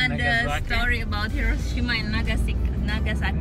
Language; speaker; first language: English; non-native, fluent; Indonesian